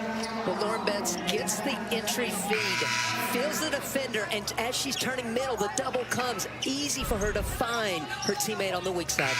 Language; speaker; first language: English; native; English